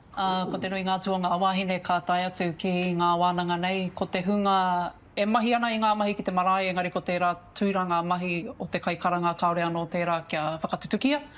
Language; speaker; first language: Māori; native; Māori